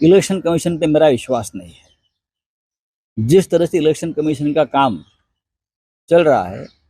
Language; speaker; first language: Hindi; non-native, local second language; Marathi